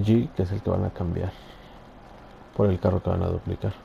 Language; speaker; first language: Spanish; native; Spanish